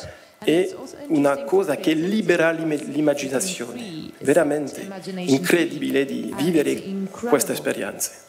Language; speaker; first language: Italian; non-native, fluent; French